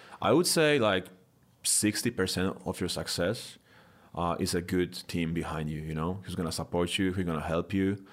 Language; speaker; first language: English; non-native, fluent; Polish